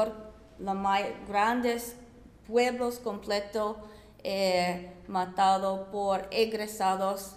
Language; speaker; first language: Spanish; non-native, fluent; English